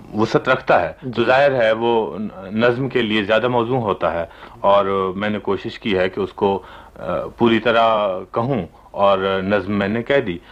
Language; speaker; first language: Urdu; non-native, local second language; Pashto